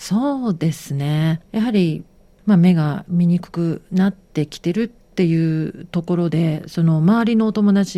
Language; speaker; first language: Japanese; native; Japanese